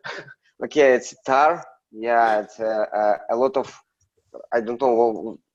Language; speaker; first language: English; non-native, learner; Russian